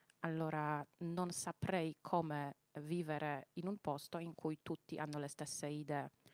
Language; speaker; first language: Italian; non-native, fluent; Polish